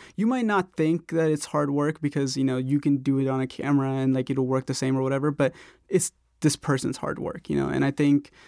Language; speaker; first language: English; non-native, local second language; Telugu